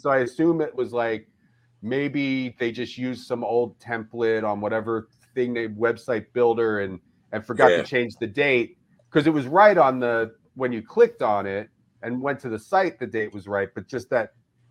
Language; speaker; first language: English; native; English